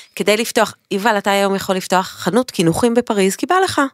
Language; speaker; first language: Hebrew; native; Hebrew